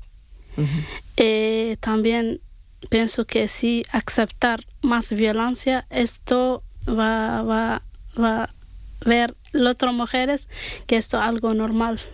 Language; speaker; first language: Spanish; non-native, learner; Arabic